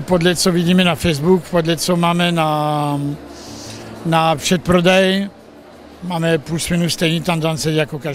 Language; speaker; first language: Czech; non-native, learner; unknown